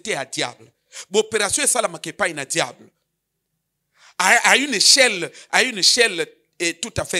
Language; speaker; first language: French; non-native, local second language; Lingala